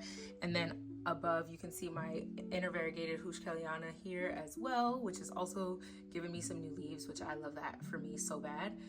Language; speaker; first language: English; native; English